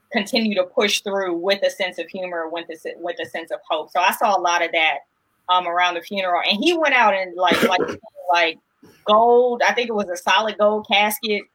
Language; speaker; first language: English; native; English